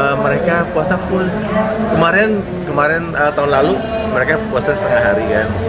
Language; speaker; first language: Indonesian; native; Indonesian